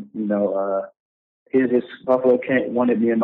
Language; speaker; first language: English; native; English